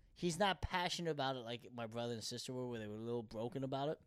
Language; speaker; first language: English; early bilingual, other home language; Korean